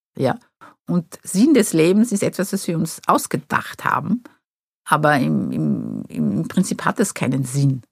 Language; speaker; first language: German; non-native, fluent; Portuguese